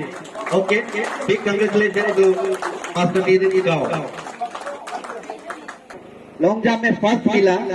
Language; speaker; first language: Hindi; non-native, local second language; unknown